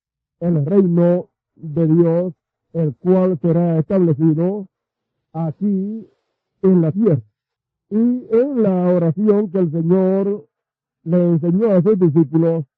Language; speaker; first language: Spanish; native; Spanish